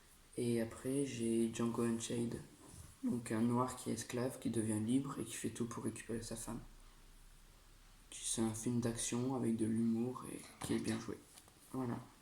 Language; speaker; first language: French; native; French